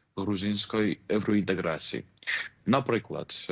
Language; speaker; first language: Ukrainian; non-native, fluent; Georgian